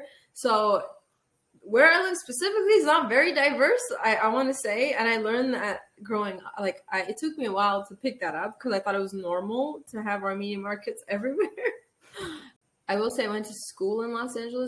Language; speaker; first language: English; early bilingual, other home language; Armenian